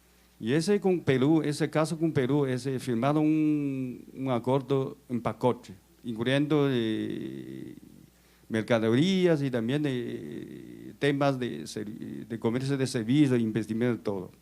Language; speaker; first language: Spanish; non-native, fluent; Chinese